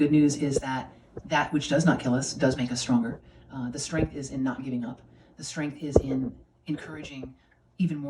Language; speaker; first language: English; native; English